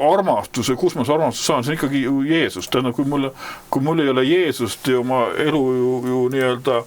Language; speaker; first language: Estonian; native; Estonian